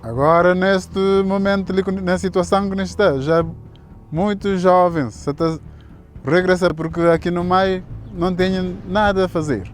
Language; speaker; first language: Portuguese; non-native, local second language; Kabuverdianu